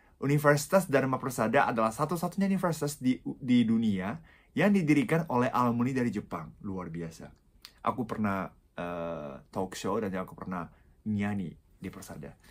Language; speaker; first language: Indonesian; non-native, fluent; Japanese